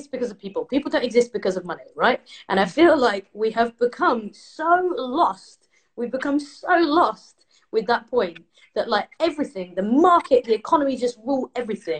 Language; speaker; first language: English; native; English